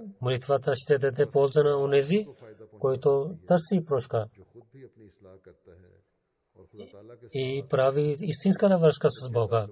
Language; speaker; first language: Bulgarian; non-native, learner; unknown